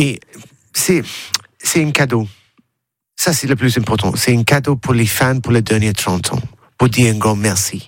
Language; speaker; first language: French; non-native, learner; English